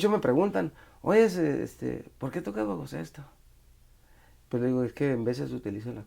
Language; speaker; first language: Spanish; native; Spanish